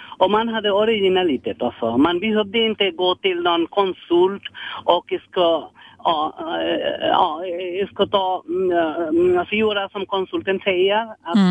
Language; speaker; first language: Swedish; non-native, learner; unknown